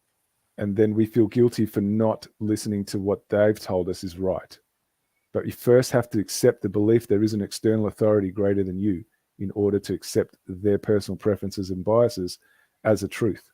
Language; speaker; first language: English; native; English